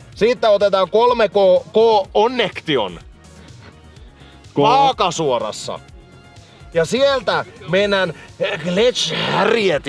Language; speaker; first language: Finnish; native; Finnish